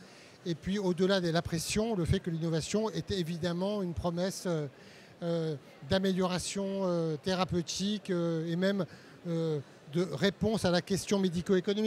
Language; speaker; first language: French; native; French